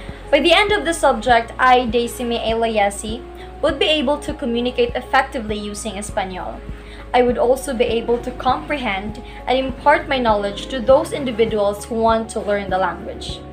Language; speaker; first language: English; non-native, local second language; Cebuano